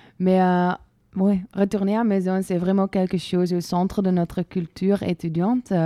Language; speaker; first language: French; non-native, local second language; Dutch